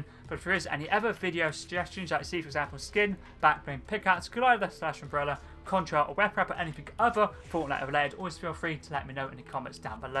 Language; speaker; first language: English; native; English